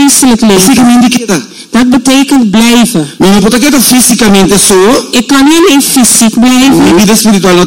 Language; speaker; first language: Dutch; non-native, local second language; Papiamento